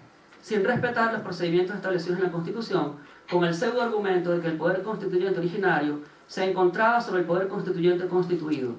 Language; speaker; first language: Spanish; native; Spanish